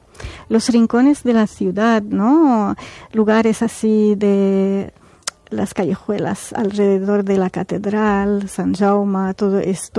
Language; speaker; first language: Spanish; non-native, fluent; Arabic